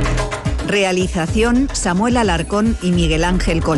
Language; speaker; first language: Spanish; native; Spanish